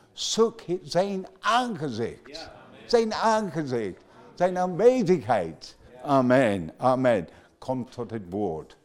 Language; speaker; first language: Dutch; non-native, fluent; English